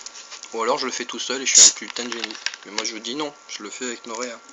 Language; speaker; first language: French; native; French